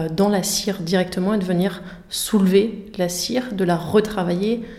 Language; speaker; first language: French; native; French